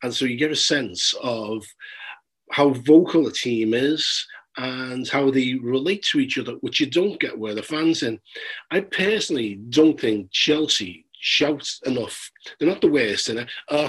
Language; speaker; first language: English; native; English